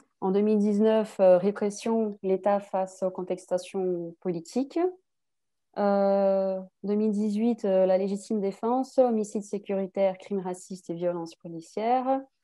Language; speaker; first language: French; native; French